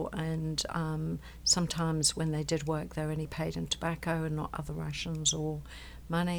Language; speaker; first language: English; native; English